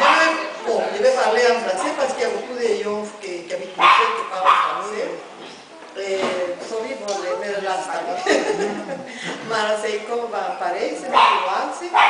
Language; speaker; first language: French; non-native, fluent; Spanish